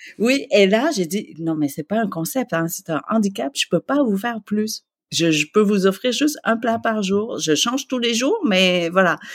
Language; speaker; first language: French; early bilingual, other home language; Vietnamese